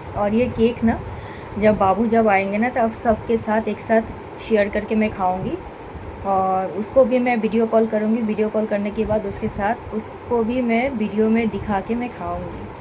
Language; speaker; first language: Hindi; non-native, local second language; Bangla